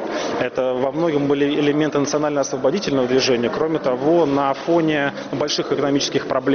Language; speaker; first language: Russian; native; Russian